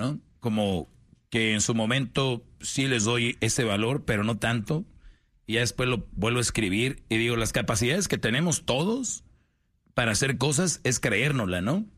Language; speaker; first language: Spanish; native; Spanish